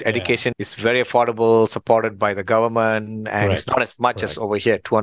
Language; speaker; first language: English; non-native, local second language; Tamil